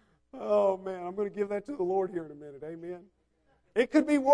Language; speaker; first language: English; native; English